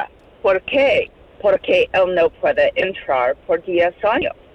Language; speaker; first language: Spanish; non-native, fluent; English